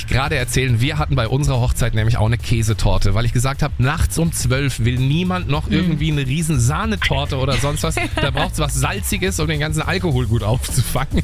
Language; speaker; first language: German; native; German